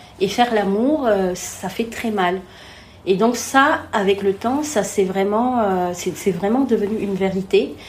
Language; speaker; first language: French; non-native, local second language; Wolof